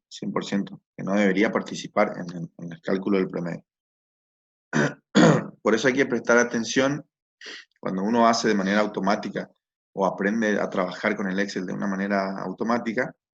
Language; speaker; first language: Spanish; native; Spanish